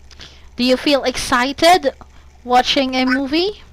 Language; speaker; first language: English; non-native, fluent; Cebuano